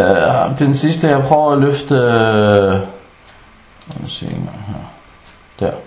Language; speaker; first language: Danish; early bilingual, other home language; Arabic